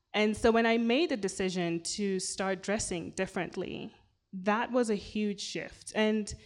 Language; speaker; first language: English; non-native, local second language; Swahili